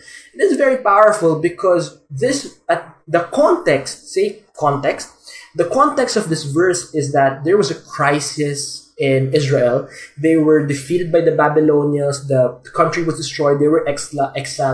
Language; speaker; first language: English; non-native, local second language; Filipino